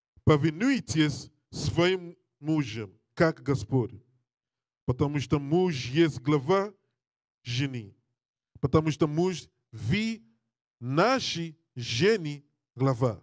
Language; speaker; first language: Russian; non-native, learner; English